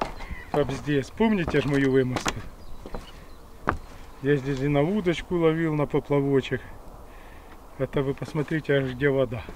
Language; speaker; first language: Russian; native; Russian